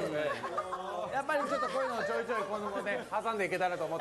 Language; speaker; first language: Japanese; native; Japanese